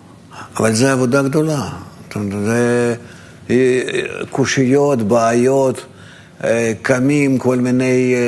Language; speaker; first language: Hebrew; non-native, fluent; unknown